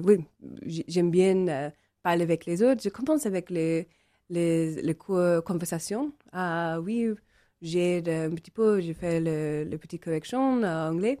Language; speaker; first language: French; non-native, learner; English